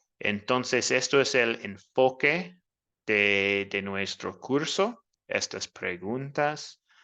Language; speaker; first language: Spanish; non-native, learner; English